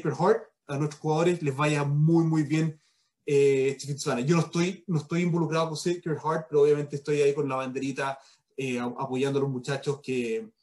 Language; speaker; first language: Spanish; early bilingual, heritage; Spanish